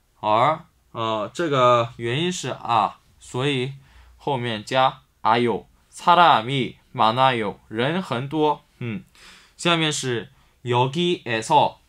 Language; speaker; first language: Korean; non-native, fluent; Chinese